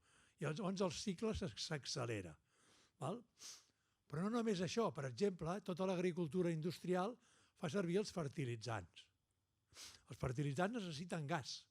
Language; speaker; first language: Catalan; native; Catalan